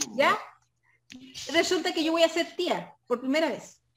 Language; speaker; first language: Spanish; native; Spanish